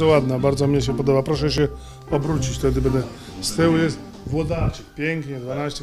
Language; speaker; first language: Polish; native; Polish